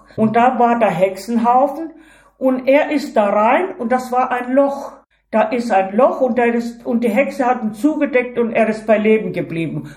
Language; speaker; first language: German; early bilingual, heritage; Ukrainian